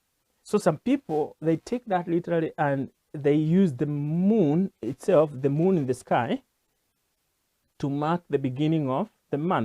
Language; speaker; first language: English; non-native, local second language; Kikuyu